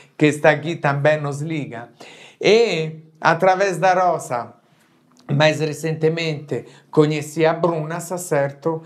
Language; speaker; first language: Portuguese; non-native, fluent; Italian